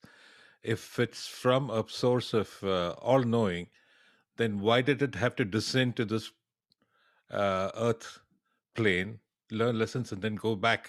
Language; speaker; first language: English; non-native, local second language; Tamil